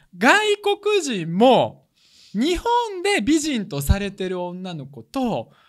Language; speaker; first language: Japanese; early bilingual, other home language; Russian